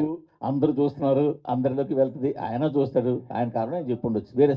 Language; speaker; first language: Telugu; native; Telugu